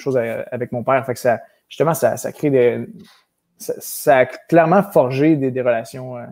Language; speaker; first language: French; native; French